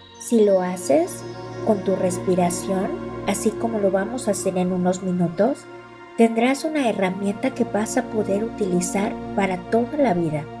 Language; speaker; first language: Spanish; native; Spanish